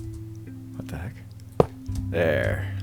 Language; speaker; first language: English; native; English